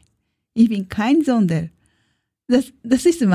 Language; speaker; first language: German; non-native, learner; Japanese